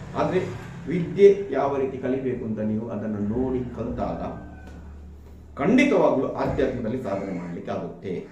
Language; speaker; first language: Kannada; non-native, local second language; Tulu